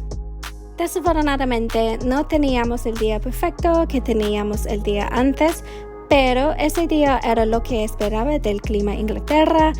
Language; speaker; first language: Spanish; non-native, learner; English